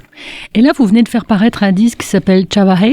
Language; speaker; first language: French; native; French